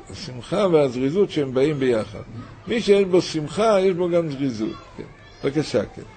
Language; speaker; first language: Hebrew; native; Hebrew